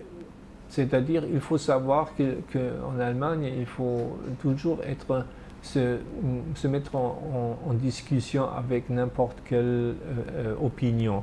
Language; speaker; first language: French; non-native, fluent; German